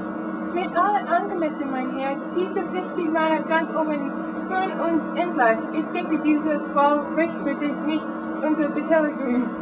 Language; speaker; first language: German; non-native, learner; English